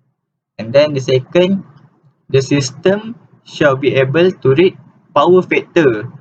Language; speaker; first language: English; non-native, local second language; Malay